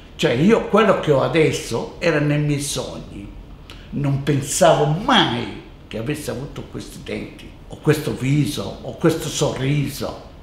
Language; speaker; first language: Italian; native; Italian